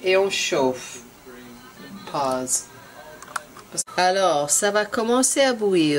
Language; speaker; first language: French; non-native, learner; English